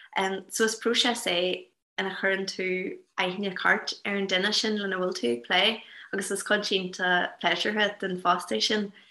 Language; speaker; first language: Irish; non-native, local second language; English